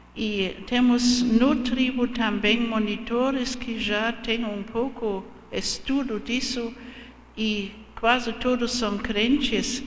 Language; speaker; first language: Portuguese; non-native, fluent; German